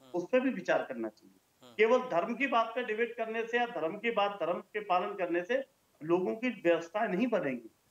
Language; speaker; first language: Hindi; native; Hindi